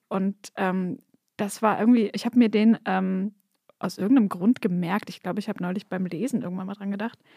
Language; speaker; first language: German; native; German